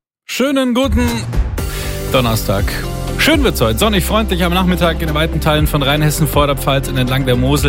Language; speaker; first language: German; native; German